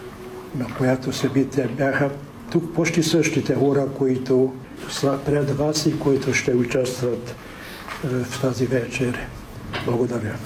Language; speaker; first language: Bulgarian; non-native, fluent; Hungarian